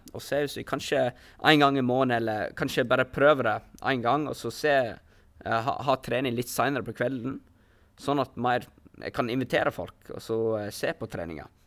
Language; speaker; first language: Norwegian; early bilingual, heritage; Norwegian